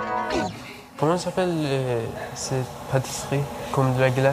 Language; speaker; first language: French; non-native, learner; Persian